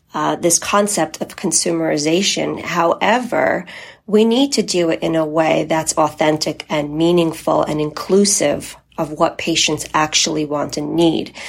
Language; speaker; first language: English; early bilingual, other home language; Polish